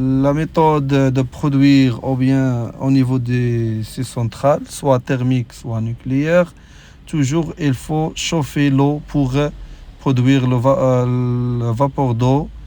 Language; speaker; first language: French; non-native, local second language; Arabic